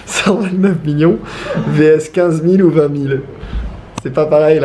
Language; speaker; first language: French; native; French